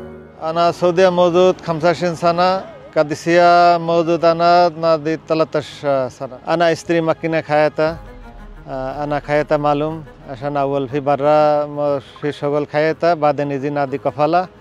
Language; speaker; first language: Arabic; non-native, learner; Urdu